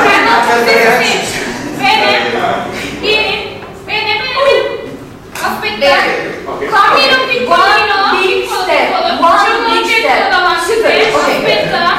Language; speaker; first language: Italian; non-native, fluent; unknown